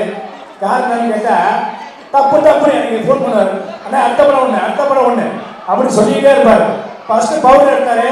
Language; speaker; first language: Tamil; native; Tamil